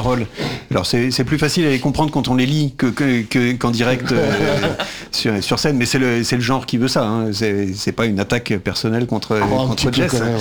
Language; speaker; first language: French; native; French